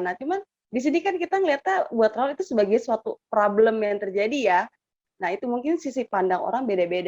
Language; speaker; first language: Indonesian; native; Indonesian